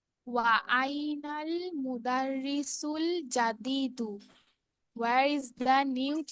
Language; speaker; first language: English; non-native, learner; Bangla